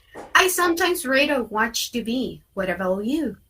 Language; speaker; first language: English; non-native, fluent; Spanish